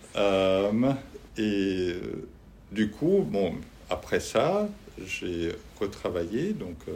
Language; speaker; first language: French; non-native, fluent; German